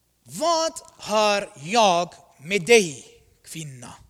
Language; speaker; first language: Swedish; non-native, fluent; Armenian